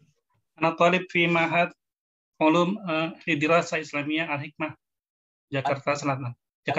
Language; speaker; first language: Arabic; non-native, learner; Indonesian